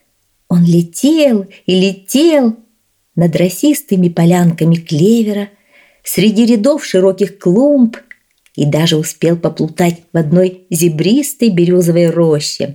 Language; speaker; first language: Russian; native; Russian